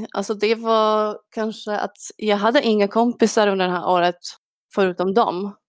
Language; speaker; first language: Swedish; non-native, fluent; Polish